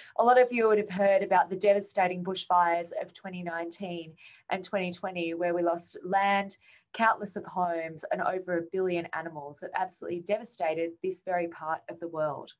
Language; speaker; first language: English; native; English